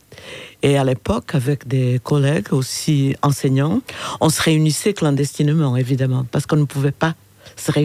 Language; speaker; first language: French; non-native, fluent; Portuguese